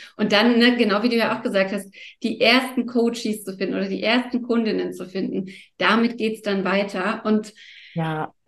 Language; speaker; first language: German; native; German